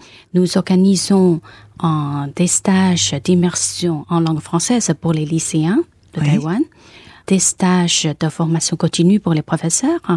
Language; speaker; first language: French; non-native, fluent; Chinese